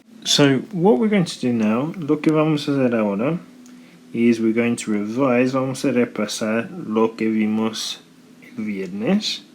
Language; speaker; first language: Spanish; non-native, fluent; English